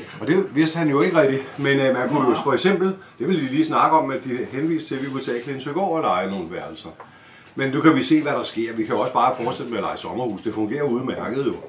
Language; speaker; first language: Danish; native; Danish